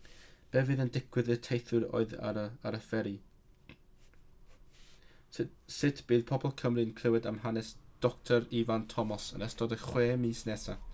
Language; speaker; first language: Welsh; non-native, learner; Cantonese